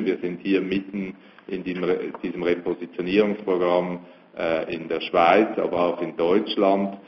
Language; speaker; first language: German; native; German